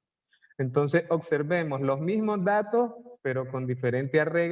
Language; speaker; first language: Spanish; native; Spanish